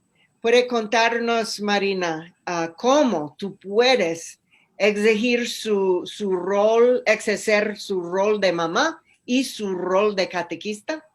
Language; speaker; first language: Spanish; non-native, fluent; English